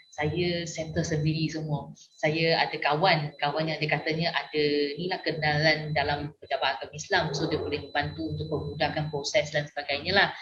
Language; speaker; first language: Malay; non-native, local second language; Min Nan Chinese